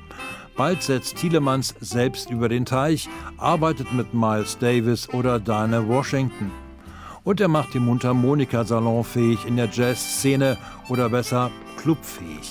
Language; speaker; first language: German; native; German